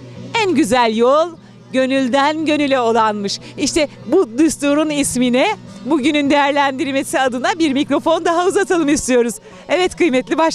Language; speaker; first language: Turkish; native; Turkish